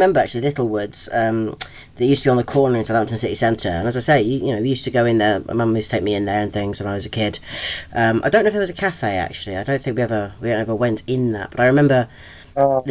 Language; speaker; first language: English; native; English